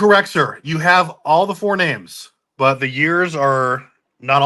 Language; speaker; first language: English; native; English